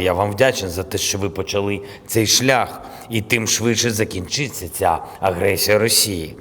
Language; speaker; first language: Ukrainian; non-native, local second language; Russian